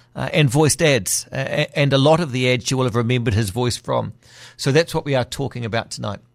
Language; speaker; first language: English; native; English